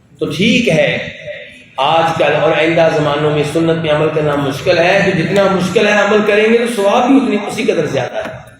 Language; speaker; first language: Urdu; non-native, local second language; Punjabi